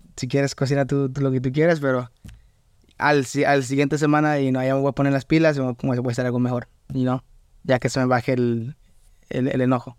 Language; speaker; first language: Spanish; early bilingual, heritage; Spanish